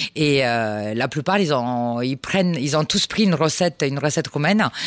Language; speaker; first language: French; non-native, fluent; Romanian